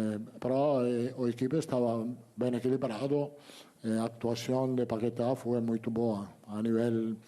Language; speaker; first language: Portuguese; non-native, learner; Italian